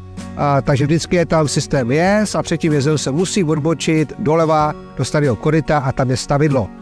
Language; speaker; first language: Czech; native; Czech